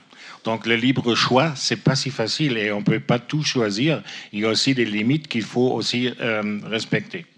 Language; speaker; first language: French; non-native, fluent; German